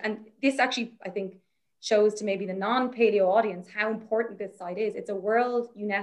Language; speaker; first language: English; native; English